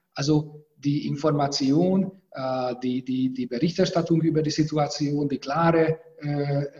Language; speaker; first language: German; non-native, fluent; Hungarian